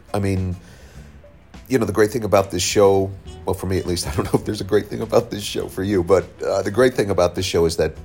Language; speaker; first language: English; native; English